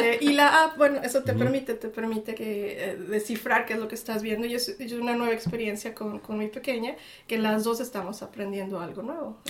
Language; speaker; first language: Spanish; native; Spanish